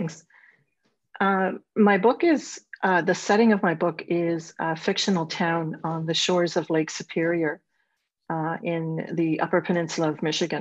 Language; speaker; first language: English; native; English